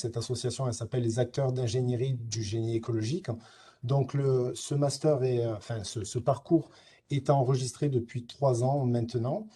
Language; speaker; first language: French; native; French